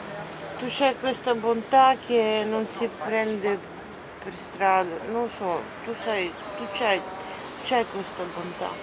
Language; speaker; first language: Italian; non-native, learner; Bulgarian